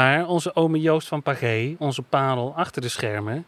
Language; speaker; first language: Dutch; native; Dutch